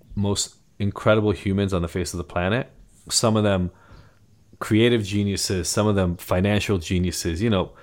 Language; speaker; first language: English; non-native, fluent; Hebrew